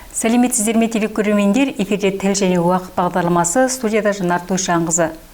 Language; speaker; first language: Kazakh; native; Kazakh